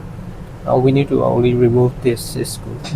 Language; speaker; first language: English; non-native, learner; Thai